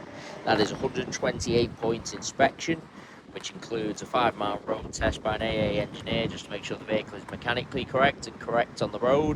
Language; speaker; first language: English; native; English